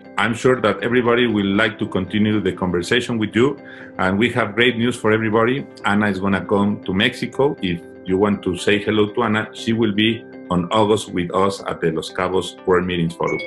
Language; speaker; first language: English; non-native, fluent; Spanish